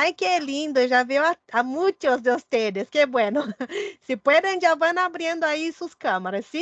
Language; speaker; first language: Spanish; non-native, fluent; Portuguese